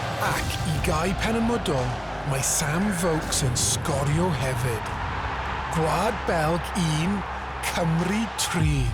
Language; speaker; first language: Welsh; non-native, local second language; English